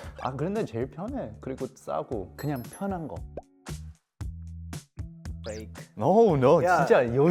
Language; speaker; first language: Korean; early bilingual, heritage; English